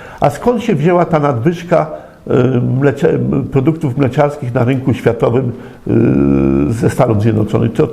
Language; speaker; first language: Polish; native; Polish